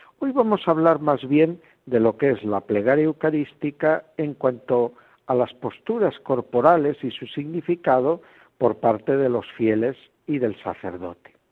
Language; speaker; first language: Spanish; native; Spanish